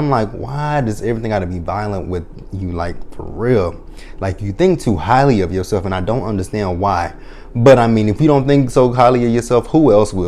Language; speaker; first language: English; native; English